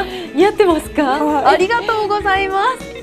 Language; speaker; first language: Japanese; native; Japanese